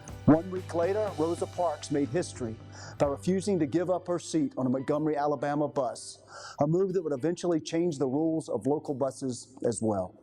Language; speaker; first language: English; native; English